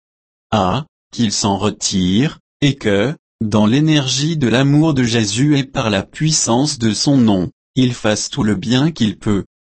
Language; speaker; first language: French; native; French